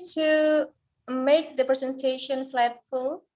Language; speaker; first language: English; non-native, fluent; Indonesian